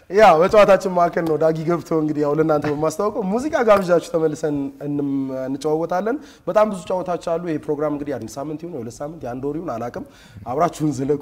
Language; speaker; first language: Amharic; native; Amharic